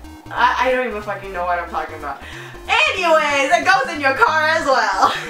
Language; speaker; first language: English; non-native, local second language; Chinese